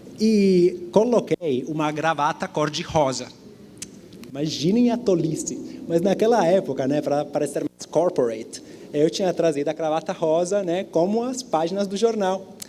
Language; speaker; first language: Portuguese; non-native, fluent; Italian